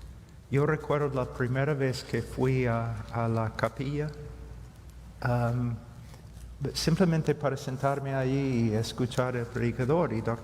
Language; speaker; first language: Spanish; non-native, fluent; English